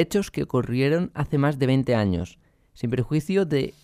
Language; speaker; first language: Spanish; non-native, local second language; Catalan